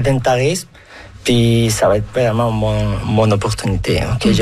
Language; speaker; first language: French; non-native, fluent; Spanish